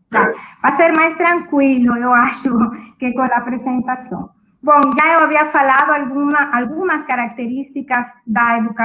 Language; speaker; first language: Portuguese; non-native, fluent; Spanish